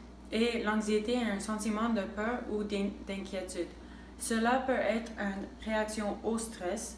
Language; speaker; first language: French; non-native, local second language; English